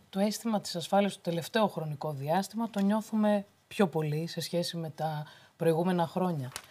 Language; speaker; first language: Greek; native; Greek